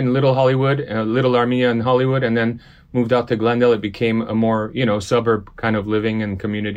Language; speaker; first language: English; early bilingual, other home language; Armenian